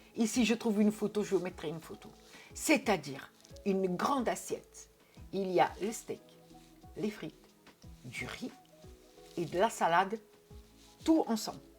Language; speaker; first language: French; non-native, fluent; Portuguese